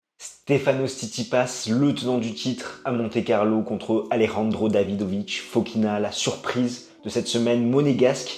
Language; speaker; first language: French; native; French